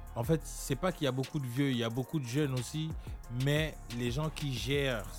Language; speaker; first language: French; native; French